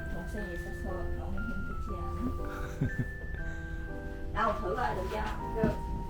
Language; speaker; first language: Korean; non-native, learner; Vietnamese